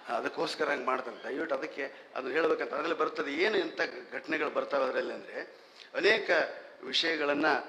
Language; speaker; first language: Kannada; native; Kannada